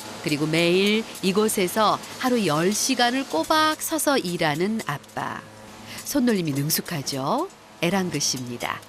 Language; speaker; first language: Korean; native; Korean